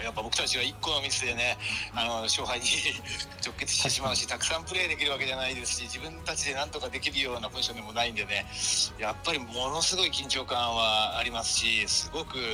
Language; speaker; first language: Japanese; native; Japanese